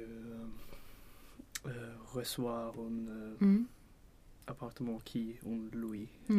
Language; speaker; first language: French; non-native, learner; Swedish